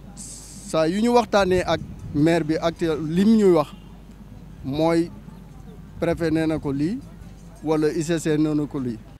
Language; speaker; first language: Wolof; native; Wolof